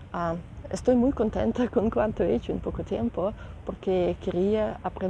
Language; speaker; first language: Spanish; non-native, learner; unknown